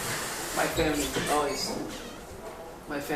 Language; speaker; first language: English; non-native, learner; Portuguese